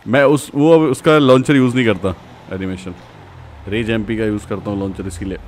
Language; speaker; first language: Hindi; native; Hindi